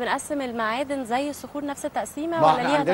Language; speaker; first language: Arabic; native; Arabic